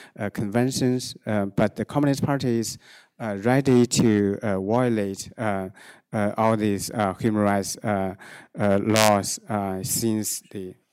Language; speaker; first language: English; non-native, fluent; Chinese